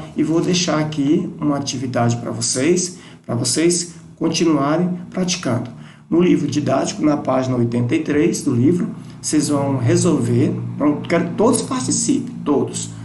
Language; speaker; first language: Portuguese; native; Portuguese